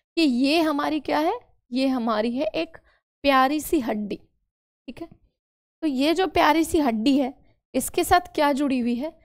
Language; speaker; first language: Hindi; native; Hindi